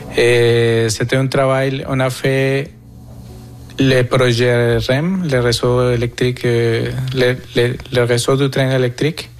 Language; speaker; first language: French; non-native, fluent; Spanish